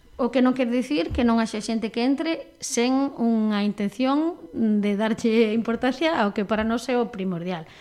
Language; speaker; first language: Galician; native; Galician